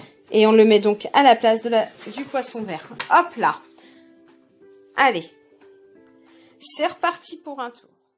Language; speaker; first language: French; native; French